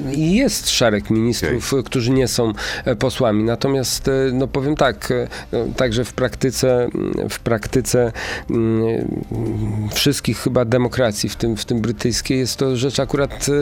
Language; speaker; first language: Polish; native; Polish